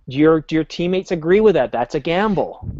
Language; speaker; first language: English; native; English